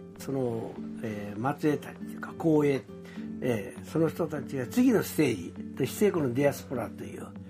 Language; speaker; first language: Japanese; native; Japanese